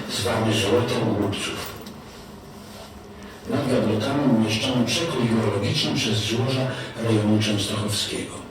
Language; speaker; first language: Polish; native; Polish